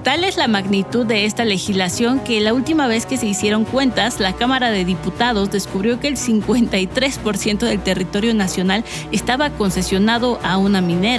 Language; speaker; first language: Spanish; native; Spanish